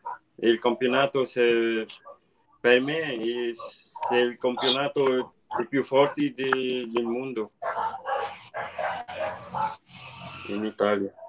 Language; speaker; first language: Italian; non-native, learner; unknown